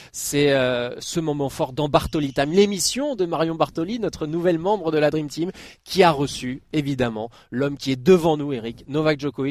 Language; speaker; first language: French; native; French